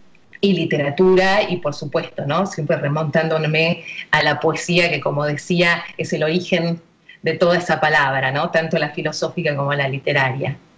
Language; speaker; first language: Spanish; native; Spanish